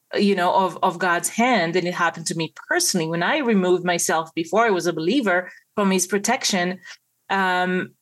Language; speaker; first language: English; non-native, fluent; Hebrew